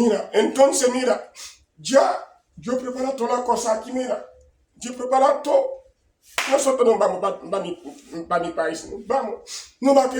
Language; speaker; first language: Spanish; non-native, learner; Haitian Creole